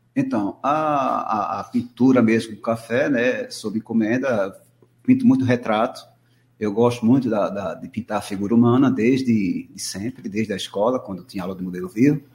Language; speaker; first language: Portuguese; native; Portuguese